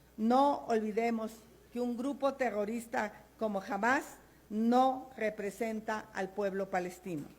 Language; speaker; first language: Spanish; native; Spanish